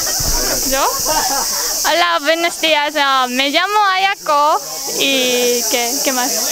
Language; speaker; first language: Spanish; non-native, learner; Japanese